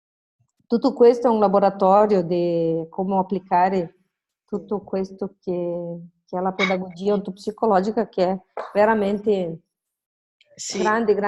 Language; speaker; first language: Italian; non-native, fluent; Portuguese